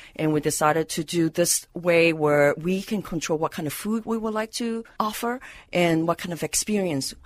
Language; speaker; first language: English; non-native, local second language; Cantonese